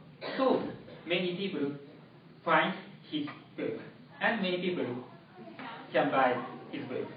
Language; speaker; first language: English; non-native, learner; Japanese